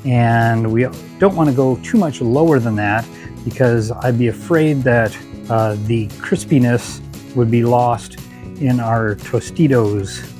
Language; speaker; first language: English; native; English